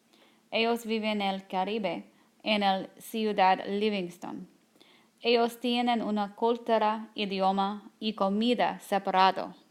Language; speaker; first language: Spanish; non-native, learner; English